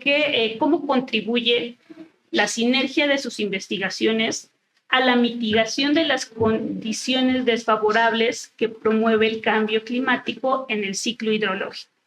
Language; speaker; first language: Spanish; native; Spanish